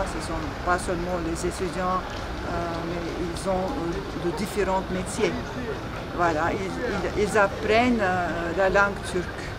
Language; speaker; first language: French; non-native, fluent; Turkish